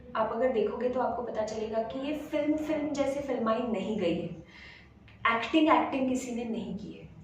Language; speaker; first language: Hindi; non-native, local second language; Marathi